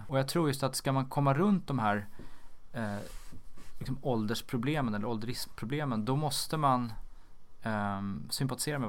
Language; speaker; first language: Swedish; native; Swedish